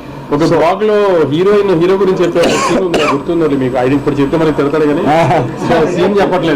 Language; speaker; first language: Telugu; native; Telugu